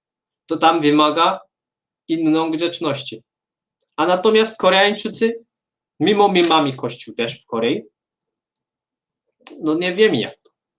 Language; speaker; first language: Polish; non-native, fluent; Korean